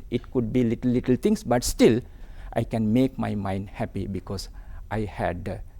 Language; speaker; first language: English; non-native, local second language; Sinhala